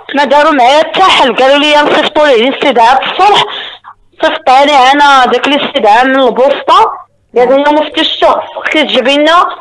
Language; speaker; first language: Arabic; native; Arabic